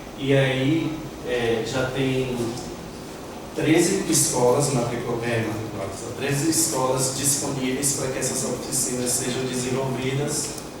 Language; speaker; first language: Portuguese; native; Portuguese